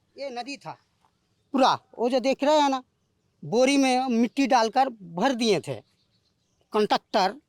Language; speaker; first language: Hindi; non-native, local second language; Bangla